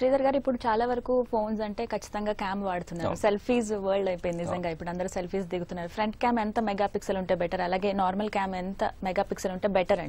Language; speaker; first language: Telugu; native; Telugu